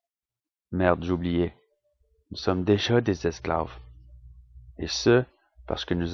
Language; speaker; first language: French; native; French